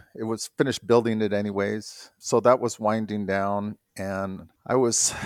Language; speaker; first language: English; native; English